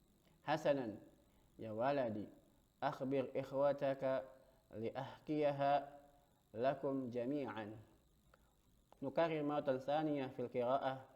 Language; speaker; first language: Arabic; non-native, fluent; Indonesian